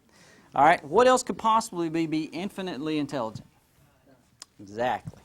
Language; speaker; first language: English; native; English